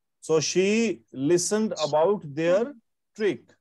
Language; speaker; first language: English; non-native, fluent; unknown